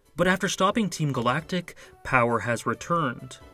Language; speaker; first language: English; native; English